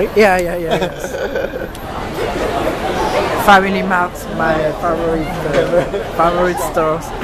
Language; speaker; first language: English; non-native, learner; French